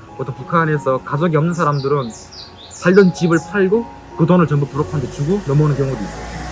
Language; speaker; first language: Korean; native; Korean